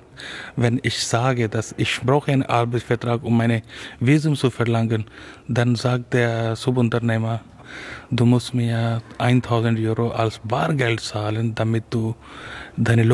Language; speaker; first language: German; non-native, learner; Urdu